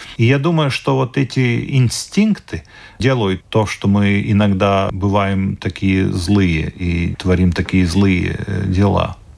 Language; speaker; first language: Russian; non-native, local second language; Latvian